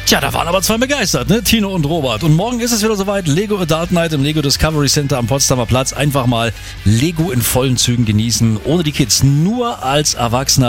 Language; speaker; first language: German; native; German